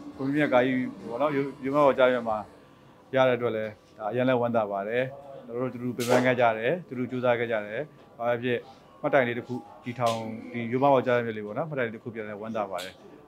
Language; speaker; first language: Burmese; native; Burmese